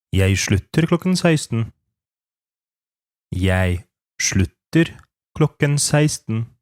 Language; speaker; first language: Norwegian; non-native, fluent; Polish